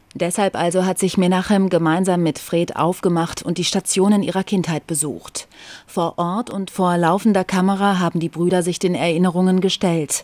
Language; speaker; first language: German; native; German